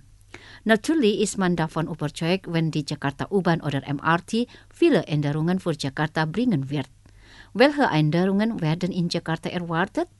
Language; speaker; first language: German; non-native, fluent; Indonesian